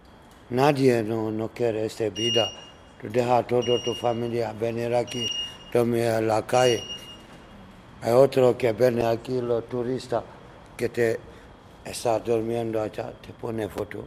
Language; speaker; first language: Spanish; non-native, learner; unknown